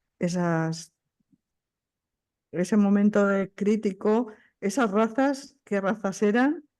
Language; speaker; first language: Spanish; native; Spanish